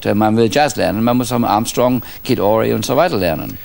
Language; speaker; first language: German; non-native, fluent; English